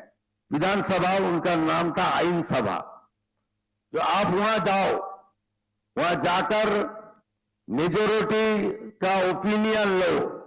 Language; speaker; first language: Hindi; non-native, local second language; Bangla